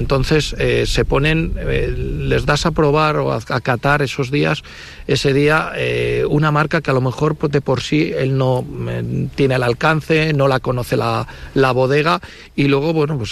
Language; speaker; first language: Spanish; native; Spanish